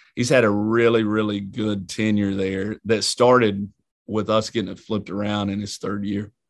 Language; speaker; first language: English; native; English